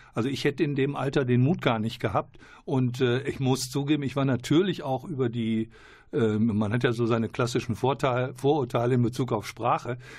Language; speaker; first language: German; native; German